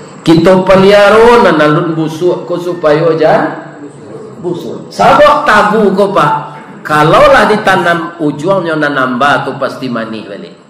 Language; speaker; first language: Malay; non-native, local second language; Minangkabau